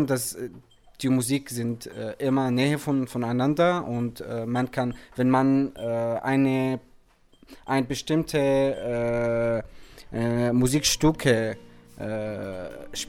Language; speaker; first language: German; non-native, fluent; Arabic